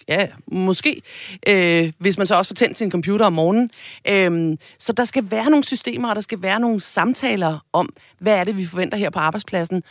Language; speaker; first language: Danish; native; Danish